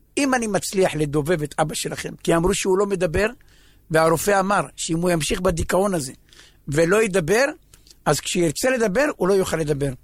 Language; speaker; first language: Hebrew; native; Hebrew